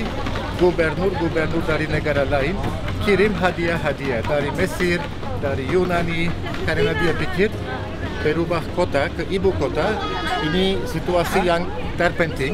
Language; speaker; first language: Indonesian; non-native, fluent; Turkish